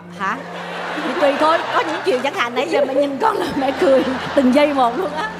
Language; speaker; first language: Vietnamese; native; Vietnamese